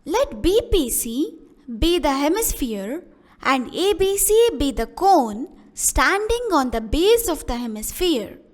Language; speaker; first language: English; non-native, local second language; Kannada